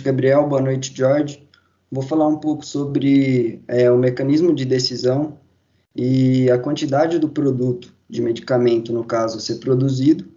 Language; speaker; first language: Portuguese; native; Portuguese